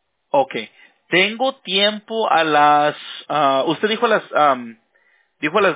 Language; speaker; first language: Spanish; early bilingual, heritage; Spanish